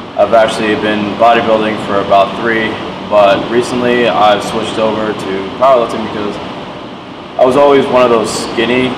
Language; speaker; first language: English; native; English